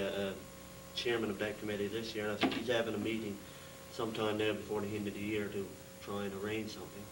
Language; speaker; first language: English; native; English